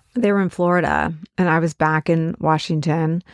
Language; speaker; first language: English; native; English